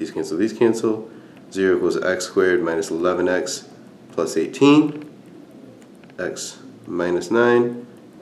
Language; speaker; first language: English; native; English